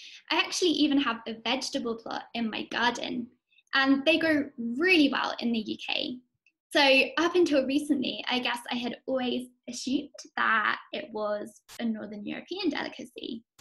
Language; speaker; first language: English; native; English